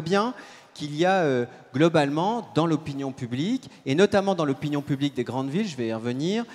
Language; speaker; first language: French; native; French